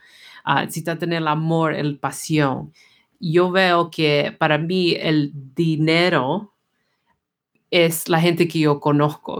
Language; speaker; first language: Spanish; early bilingual, heritage; Spanish